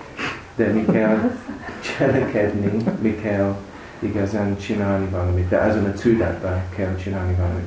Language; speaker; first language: Hungarian; non-native, learner; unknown